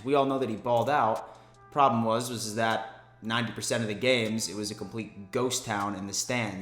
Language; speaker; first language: English; native; English